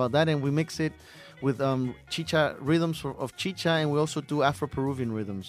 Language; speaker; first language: English; early bilingual, other home language; Spanish